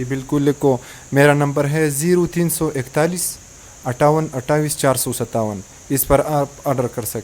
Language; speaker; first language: Hindi; non-native, local second language; Pashto